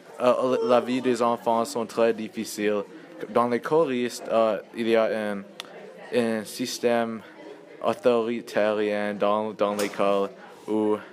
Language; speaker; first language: French; non-native, learner; English